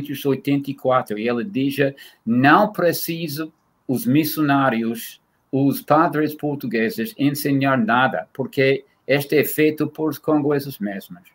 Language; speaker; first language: Portuguese; non-native, fluent; English